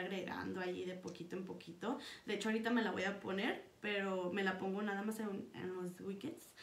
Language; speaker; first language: Spanish; early bilingual, heritage; Spanish